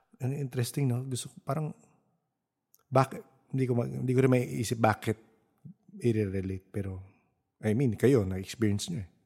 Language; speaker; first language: Filipino; native; Filipino